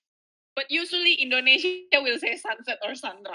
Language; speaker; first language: English; non-native, fluent; Indonesian